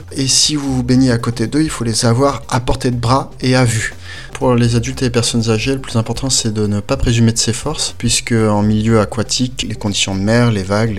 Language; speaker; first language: French; native; French